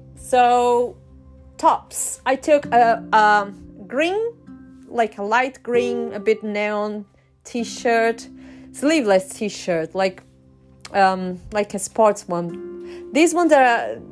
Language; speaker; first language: English; non-native, fluent; Portuguese